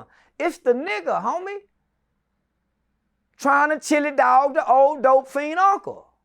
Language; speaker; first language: English; native; English